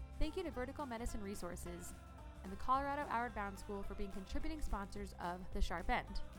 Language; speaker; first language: English; native; English